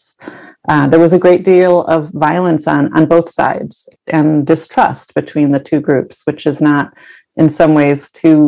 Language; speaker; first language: English; native; English